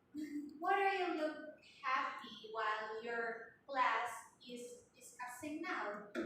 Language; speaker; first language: English; non-native, learner; Indonesian